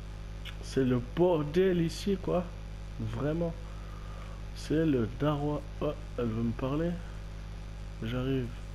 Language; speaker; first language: French; native; French